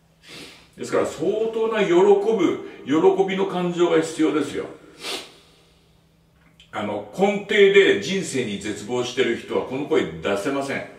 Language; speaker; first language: Japanese; native; Japanese